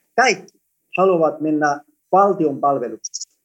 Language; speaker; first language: Finnish; non-native, fluent; Greek